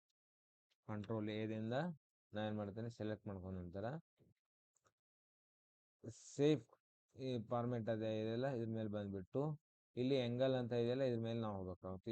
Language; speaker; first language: Kannada; native; Kannada